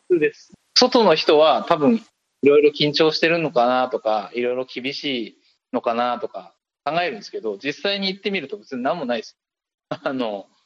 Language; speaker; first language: Japanese; native; Japanese